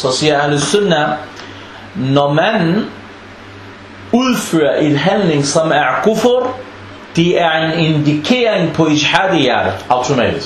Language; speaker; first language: Danish; non-native, fluent; Arabic